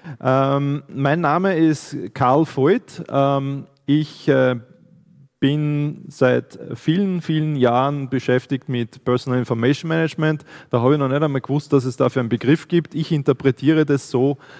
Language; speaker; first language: German; native; German